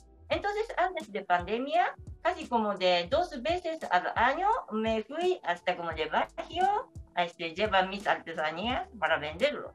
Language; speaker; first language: Spanish; non-native, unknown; Japanese